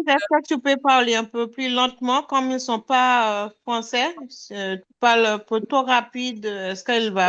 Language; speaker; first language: French; non-native, learner; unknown